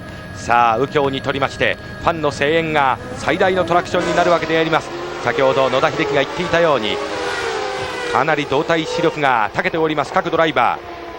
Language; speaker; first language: Japanese; native; Japanese